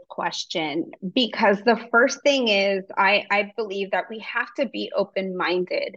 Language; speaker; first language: English; early bilingual, other home language; Spanish